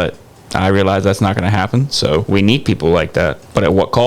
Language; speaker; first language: English; native; English